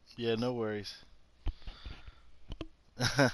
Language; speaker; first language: English; native; English